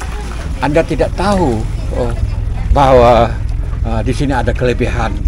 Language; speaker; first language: Malay; native; Malay